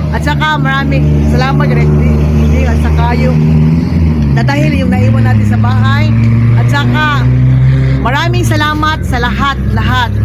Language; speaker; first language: Filipino; non-native, local second language; Cebuano